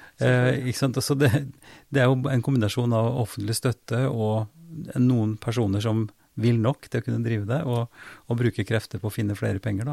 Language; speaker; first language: Norwegian; native; Norwegian